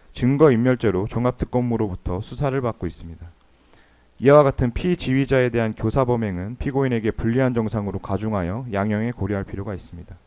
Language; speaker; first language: Korean; native; Korean